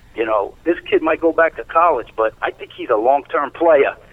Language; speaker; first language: English; native; English